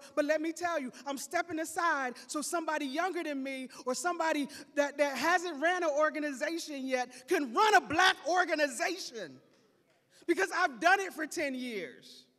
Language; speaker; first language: English; native; English